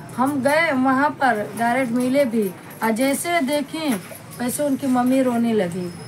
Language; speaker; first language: Hindi; native; Hindi